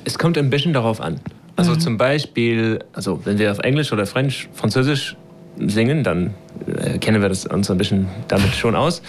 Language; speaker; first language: German; non-native, fluent; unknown